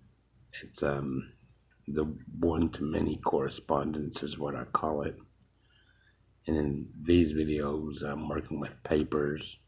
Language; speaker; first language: English; native; English